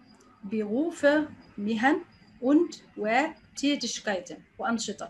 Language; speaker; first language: German; non-native, learner; Arabic